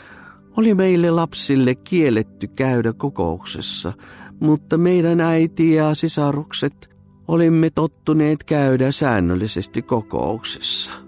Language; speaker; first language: Finnish; non-native, fluent; Bulgarian